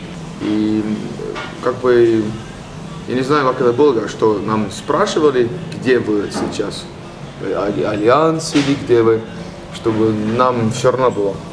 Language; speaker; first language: Russian; non-native, learner; Estonian